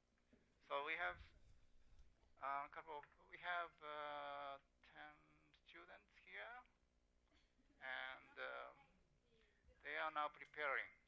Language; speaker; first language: English; non-native, learner; Japanese